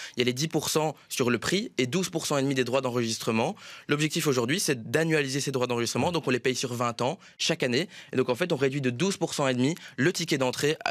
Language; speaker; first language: French; native; French